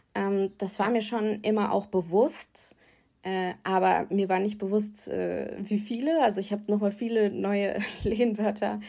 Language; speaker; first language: German; native; German